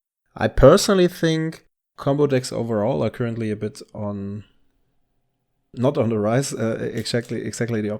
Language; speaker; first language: English; non-native, fluent; German